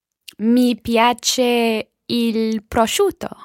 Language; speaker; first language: Italian; non-native, learner; English